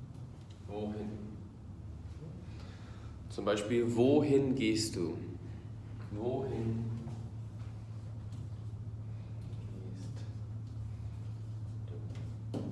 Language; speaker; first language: German; non-native, fluent; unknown